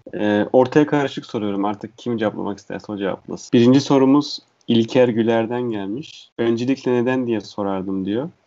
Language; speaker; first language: Turkish; native; Turkish